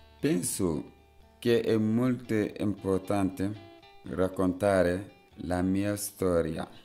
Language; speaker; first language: Italian; non-native, fluent; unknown